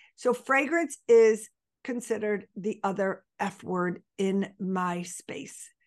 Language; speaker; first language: English; native; English